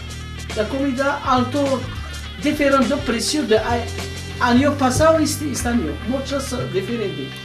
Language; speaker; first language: Spanish; non-native, learner; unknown